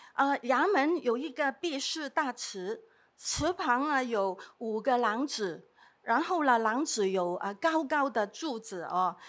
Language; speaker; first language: Chinese; non-native, fluent; Cantonese